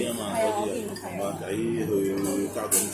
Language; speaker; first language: Cantonese; native; Cantonese